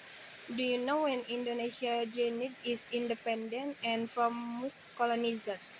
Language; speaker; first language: English; non-native, learner; Indonesian